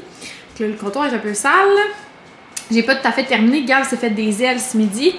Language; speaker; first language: French; native; French